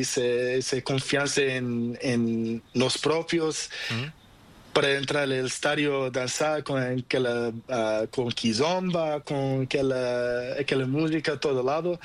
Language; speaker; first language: Spanish; non-native, learner; Portuguese